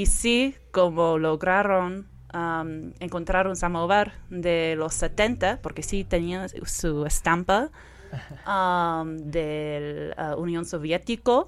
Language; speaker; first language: Spanish; non-native, fluent; English